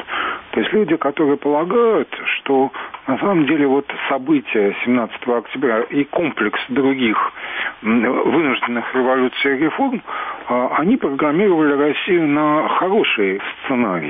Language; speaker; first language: Russian; native; Russian